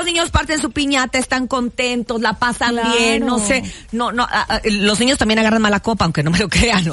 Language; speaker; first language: Spanish; native; Spanish